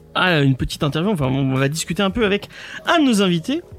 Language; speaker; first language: French; early bilingual, other home language; English